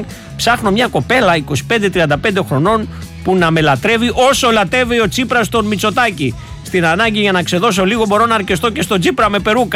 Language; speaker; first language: Greek; native; Greek